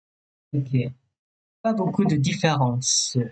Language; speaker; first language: French; non-native, fluent; Thai